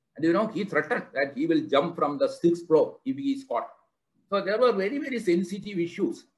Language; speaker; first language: English; non-native, local second language; Malayalam